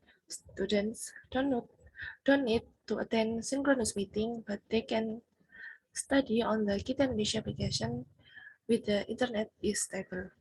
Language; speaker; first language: English; non-native, fluent; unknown